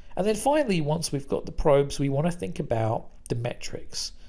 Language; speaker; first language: English; native; English